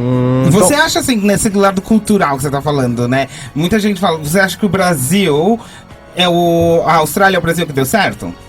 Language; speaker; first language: Portuguese; native; Portuguese